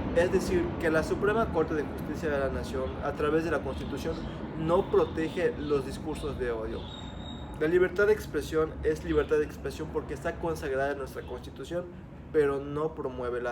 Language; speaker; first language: Spanish; native; Spanish